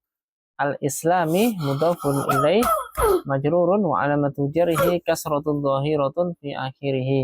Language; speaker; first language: Arabic; non-native, fluent; Indonesian